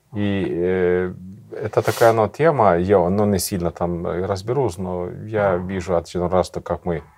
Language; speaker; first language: Russian; non-native, learner; Swedish